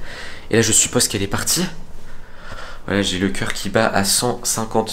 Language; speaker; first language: French; native; French